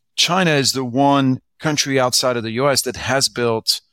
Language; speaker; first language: English; non-native, fluent; French